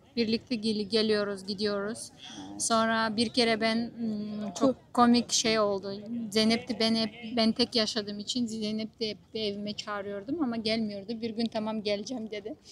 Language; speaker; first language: Turkish; non-native, fluent; Japanese